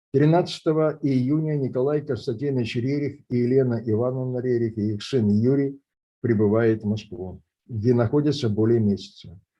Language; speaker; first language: Russian; native; Russian